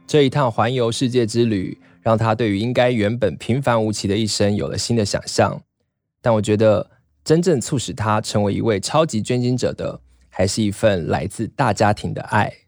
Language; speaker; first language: Chinese; native; Chinese